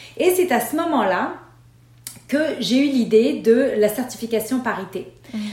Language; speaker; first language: French; non-native, local second language; Arabic